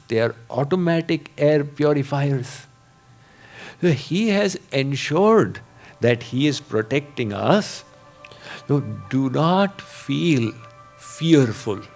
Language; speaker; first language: English; non-native, local second language; Hindi